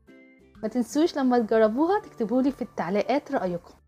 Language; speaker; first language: Arabic; native; Arabic